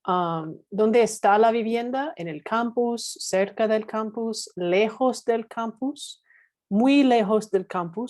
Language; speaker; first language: Spanish; non-native, fluent; English